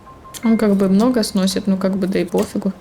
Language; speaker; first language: Russian; native; Russian